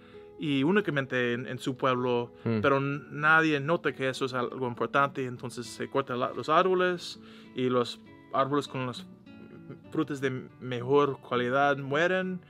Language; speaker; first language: Spanish; non-native, learner; English